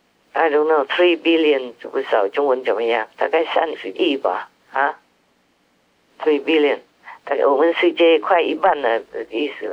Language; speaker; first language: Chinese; non-native, fluent; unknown